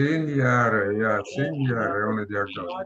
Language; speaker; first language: German; non-native, learner; Russian